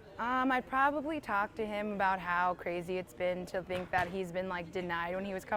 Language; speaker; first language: English; native; English